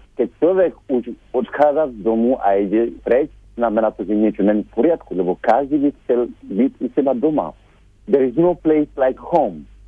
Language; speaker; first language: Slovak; non-native, fluent; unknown